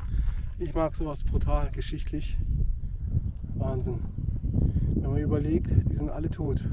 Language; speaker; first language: German; native; German